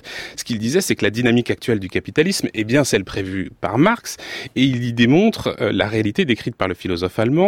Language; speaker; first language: French; native; French